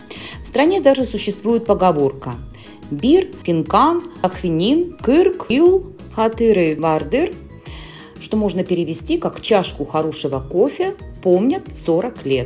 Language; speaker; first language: Russian; native; Russian